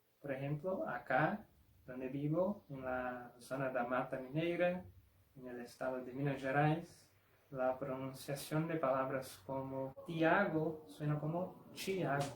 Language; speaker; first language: Spanish; non-native, fluent; Portuguese